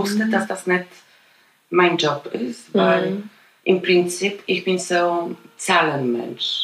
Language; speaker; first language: German; non-native, fluent; Polish